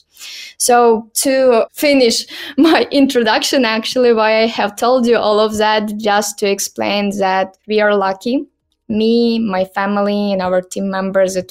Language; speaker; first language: English; non-native, learner; Ukrainian